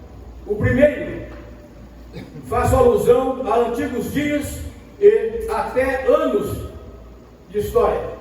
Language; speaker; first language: Portuguese; native; Portuguese